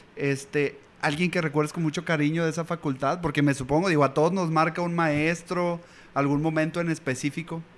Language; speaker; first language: Spanish; native; Spanish